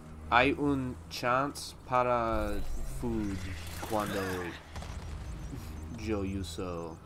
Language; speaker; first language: Spanish; non-native, learner; English